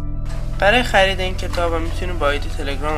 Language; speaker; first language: Persian; native; Persian